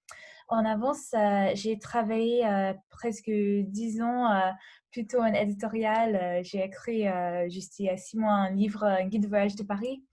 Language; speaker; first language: French; non-native, learner; English